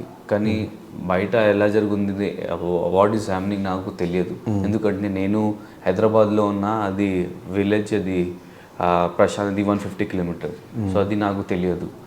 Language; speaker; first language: Telugu; non-native, local second language; Urdu